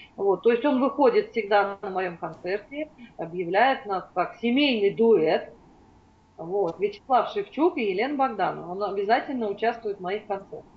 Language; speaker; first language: Russian; native; Russian